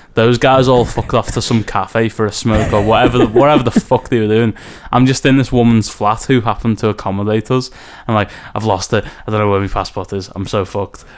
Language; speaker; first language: English; native; English